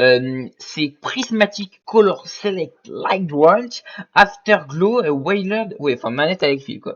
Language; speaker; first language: French; native; French